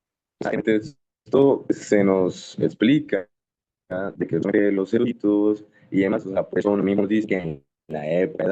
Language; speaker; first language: Spanish; native; Spanish